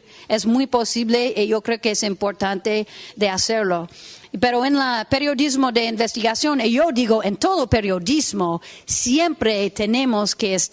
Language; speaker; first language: Spanish; non-native, fluent; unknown